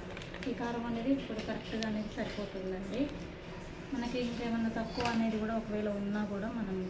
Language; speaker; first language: Telugu; native; Telugu